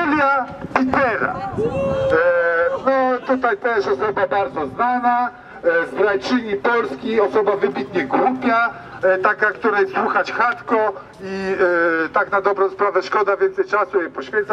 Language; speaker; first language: Polish; native; Polish